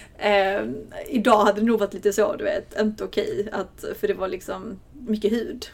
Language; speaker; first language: Swedish; native; Swedish